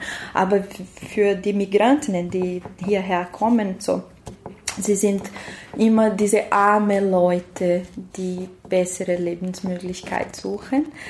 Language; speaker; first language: German; non-native, learner; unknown